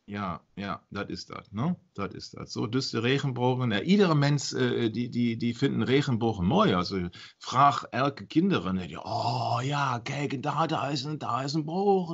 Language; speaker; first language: Dutch; non-native, learner; German